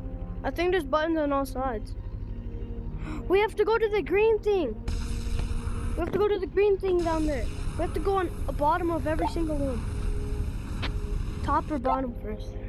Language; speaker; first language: English; native; English